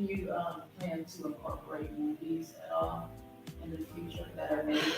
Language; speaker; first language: English; native; English